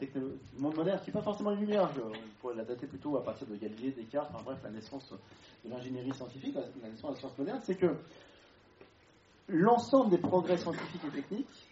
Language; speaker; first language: French; native; French